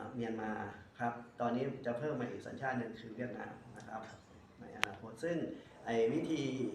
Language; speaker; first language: Thai; native; Thai